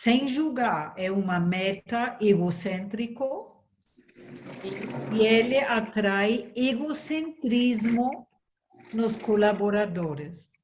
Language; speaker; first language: Portuguese; non-native, fluent; German